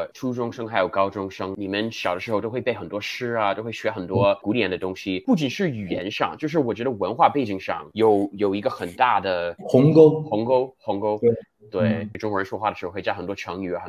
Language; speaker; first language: Chinese; non-native, fluent; English